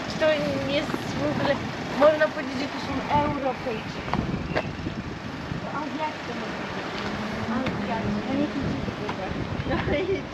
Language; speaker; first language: Polish; early bilingual, heritage; Polish